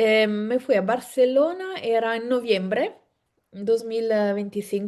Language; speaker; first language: Spanish; non-native, fluent; Italian